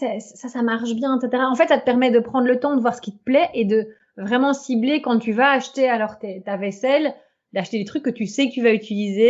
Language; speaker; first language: French; native; French